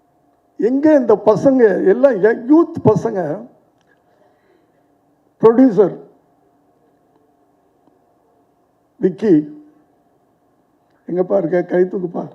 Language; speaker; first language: Tamil; native; Tamil